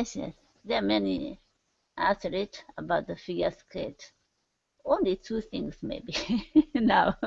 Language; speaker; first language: English; non-native, learner; Japanese